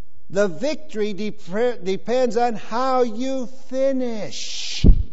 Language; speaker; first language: English; native; English